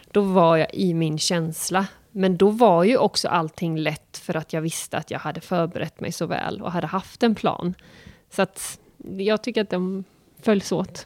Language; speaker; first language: Swedish; native; Swedish